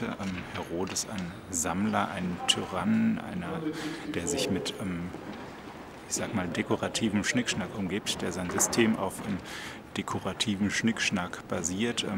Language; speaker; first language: German; native; German